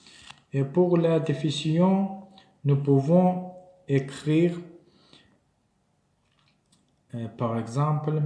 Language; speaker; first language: French; non-native, learner; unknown